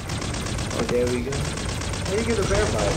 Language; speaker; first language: English; native; English